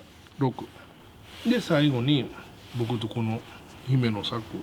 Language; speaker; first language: Japanese; native; Japanese